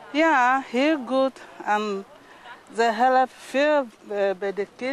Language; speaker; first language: Dutch; non-native, learner; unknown